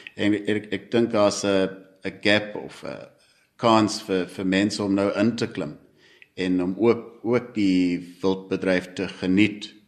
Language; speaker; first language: Afrikaans; non-native, local second language; English